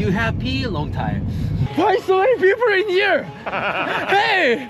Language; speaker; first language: English; non-native, learner; Korean